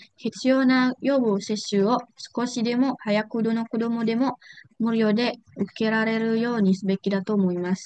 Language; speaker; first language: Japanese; non-native, learner; Indonesian